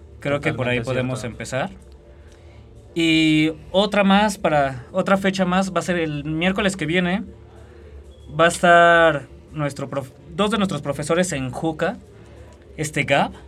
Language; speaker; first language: Spanish; native; Spanish